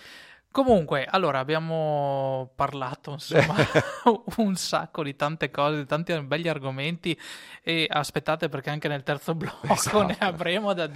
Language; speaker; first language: Italian; native; Italian